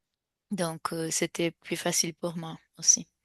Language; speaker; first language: French; non-native, fluent; Portuguese